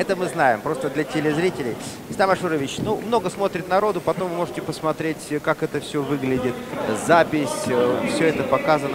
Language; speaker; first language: Russian; native; Russian